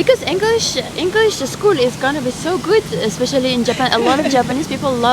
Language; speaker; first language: English; non-native, fluent; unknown